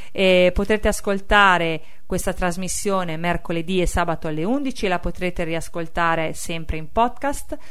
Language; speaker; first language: Italian; native; Italian